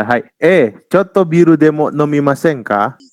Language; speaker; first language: Japanese; non-native, fluent; Indonesian